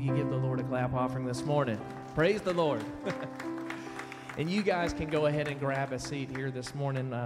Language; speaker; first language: English; native; English